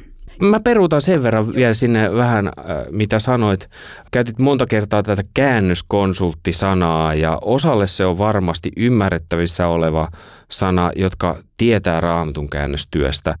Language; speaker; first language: Finnish; native; Finnish